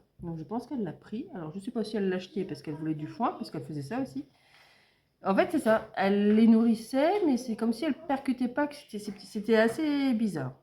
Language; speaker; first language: French; native; French